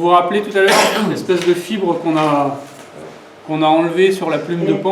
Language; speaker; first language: French; native; French